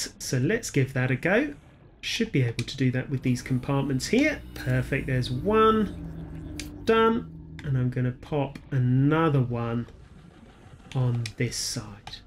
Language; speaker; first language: English; native; English